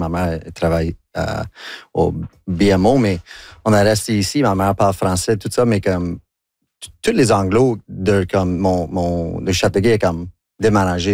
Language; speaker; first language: French; non-native, local second language; English